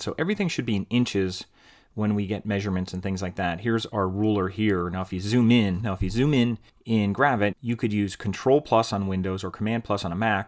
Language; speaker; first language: English; native; English